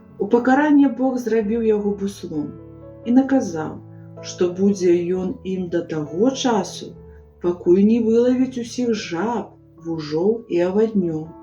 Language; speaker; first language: Belarusian; native; Belarusian